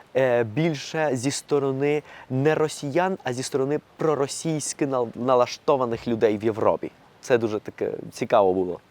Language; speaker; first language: Ukrainian; non-native, fluent; Spanish